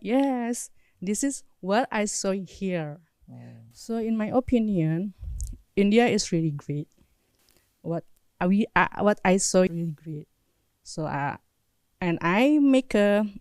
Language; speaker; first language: English; non-native, learner; Indonesian